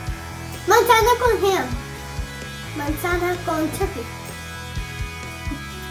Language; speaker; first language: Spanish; early bilingual, heritage; English